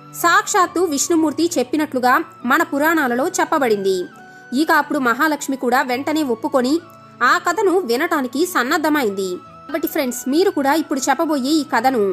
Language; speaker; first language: Telugu; native; Telugu